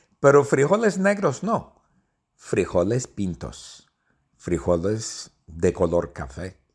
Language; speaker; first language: Spanish; non-native, fluent; English